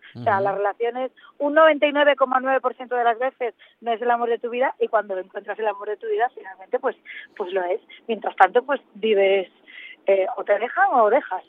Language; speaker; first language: Spanish; native; Spanish